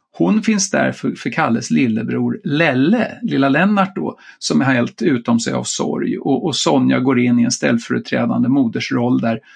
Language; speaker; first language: Swedish; native; Swedish